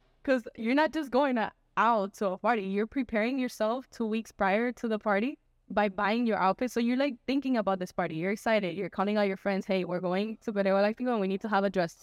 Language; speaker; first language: English; early bilingual, other home language; Spanish